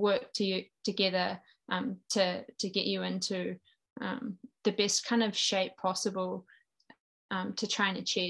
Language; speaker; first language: English; native; English